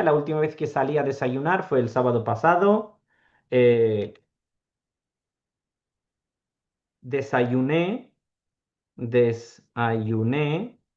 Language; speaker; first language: Spanish; non-native, learner; Urdu